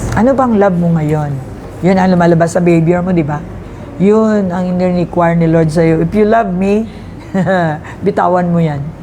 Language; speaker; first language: Filipino; non-native, local second language; Hiligaynon